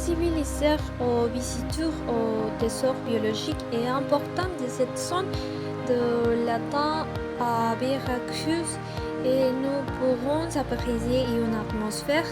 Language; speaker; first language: French; non-native, learner; Spanish